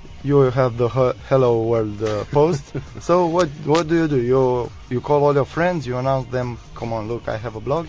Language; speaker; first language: English; non-native, fluent; Romanian